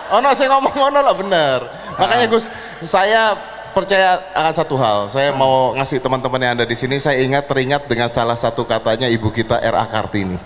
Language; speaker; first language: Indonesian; native; Indonesian